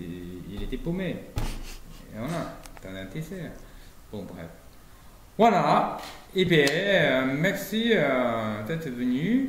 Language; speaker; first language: French; non-native, fluent; Chinese